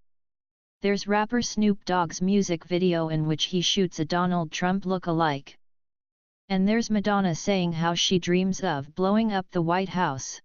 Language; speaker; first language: English; native; English